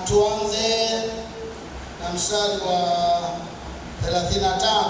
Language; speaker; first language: Swahili; native; Swahili